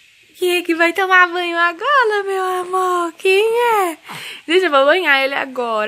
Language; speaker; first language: Portuguese; native; Portuguese